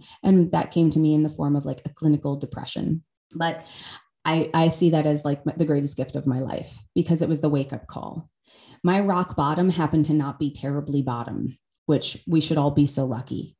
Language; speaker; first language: English; native; English